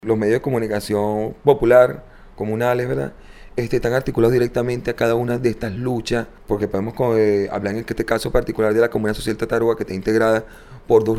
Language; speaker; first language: Spanish; native; Spanish